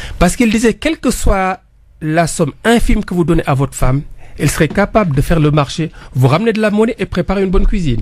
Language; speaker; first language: French; non-native, local second language; Wolof